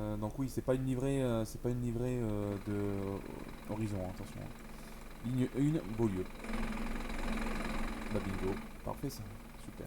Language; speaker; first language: French; native; French